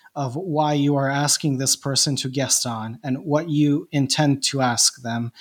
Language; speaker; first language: English; non-native, fluent; Bosnian